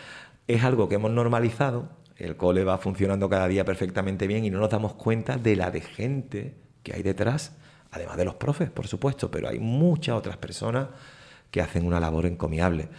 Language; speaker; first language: Spanish; native; Spanish